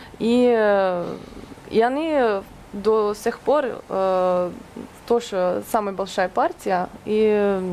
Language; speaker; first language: Russian; non-native, fluent; Norwegian